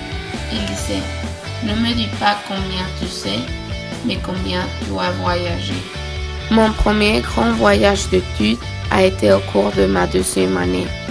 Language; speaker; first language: French; non-native, learner; Spanish